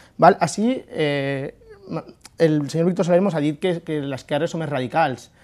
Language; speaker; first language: Catalan; native; Catalan